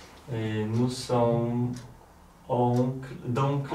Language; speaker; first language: French; non-native, learner; Polish